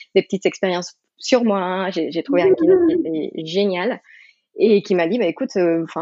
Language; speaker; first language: French; non-native, fluent; Spanish